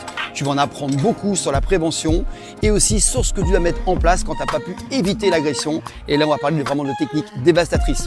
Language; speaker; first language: French; native; French